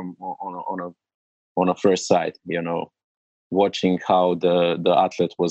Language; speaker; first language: English; non-native, learner; Serbian